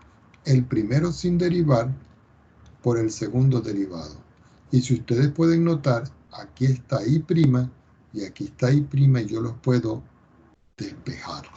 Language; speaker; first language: Spanish; native; Spanish